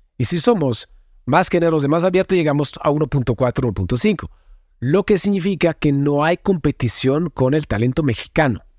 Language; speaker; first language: Spanish; non-native, fluent; Italian